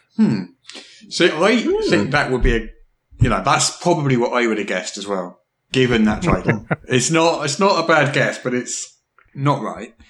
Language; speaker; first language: English; native; English